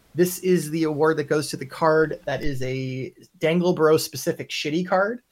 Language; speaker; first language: English; native; English